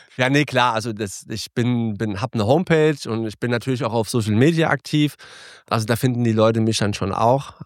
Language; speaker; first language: German; early bilingual, other home language; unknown